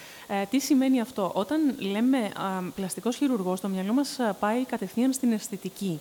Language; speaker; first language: Greek; native; Greek